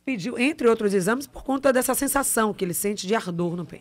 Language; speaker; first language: Portuguese; native; Portuguese